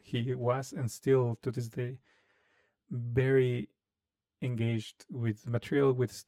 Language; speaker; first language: English; non-native, fluent; Spanish